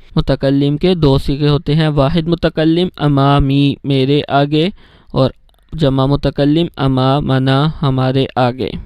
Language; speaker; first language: Urdu; native; Urdu